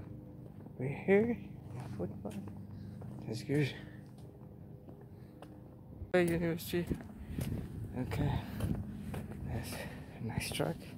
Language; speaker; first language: English; non-native, learner; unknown